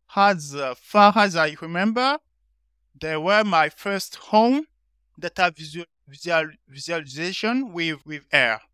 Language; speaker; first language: English; non-native, learner; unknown